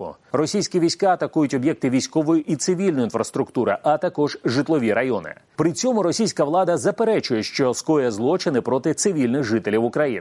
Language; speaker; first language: Ukrainian; native; Ukrainian